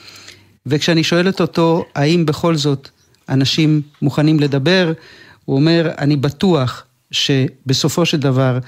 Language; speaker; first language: Hebrew; native; Hebrew